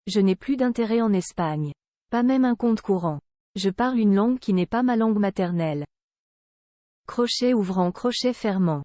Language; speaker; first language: French; native; French